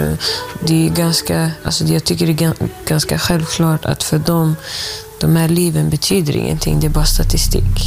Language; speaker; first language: Swedish; native; Swedish